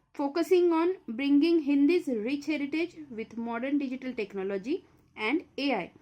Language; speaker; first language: Hindi; non-native, local second language; Marathi